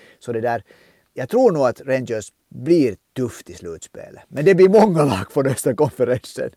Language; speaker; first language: Swedish; native; Swedish